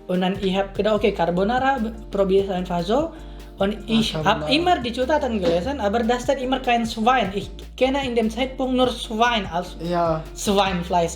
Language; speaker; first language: German; non-native, learner; Indonesian